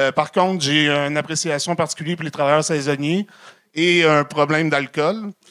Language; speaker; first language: French; native; French